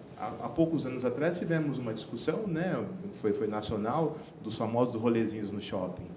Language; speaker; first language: Portuguese; native; Portuguese